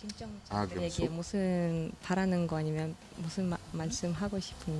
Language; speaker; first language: Korean; non-native, fluent; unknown